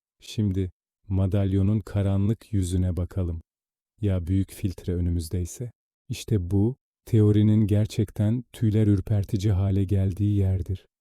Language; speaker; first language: Turkish; native; Turkish